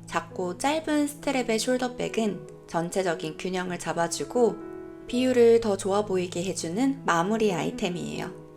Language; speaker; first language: Korean; native; Korean